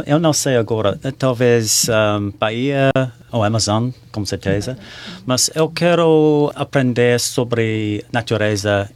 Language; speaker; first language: Portuguese; non-native, learner; English